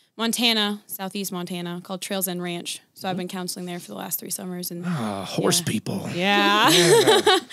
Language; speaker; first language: English; native; English